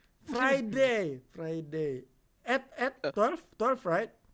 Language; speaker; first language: English; non-native, learner; Indonesian